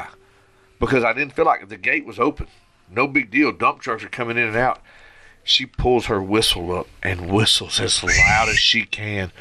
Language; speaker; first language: English; native; English